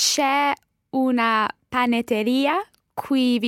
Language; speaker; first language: Italian; non-native, learner; English